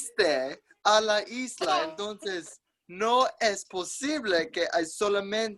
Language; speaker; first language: Spanish; non-native, learner; English